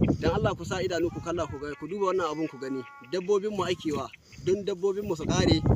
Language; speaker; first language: Hausa; non-native, local second language; Fula